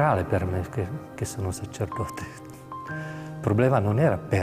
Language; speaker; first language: Italian; non-native, fluent; Czech